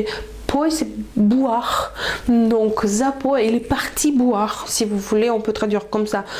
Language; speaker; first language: French; non-native, fluent; Russian